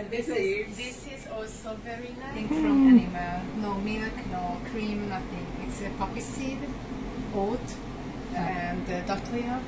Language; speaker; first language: English; non-native, learner; Hungarian